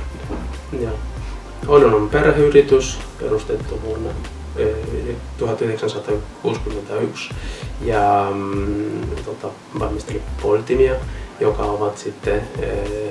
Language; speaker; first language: Finnish; non-native, fluent; Italian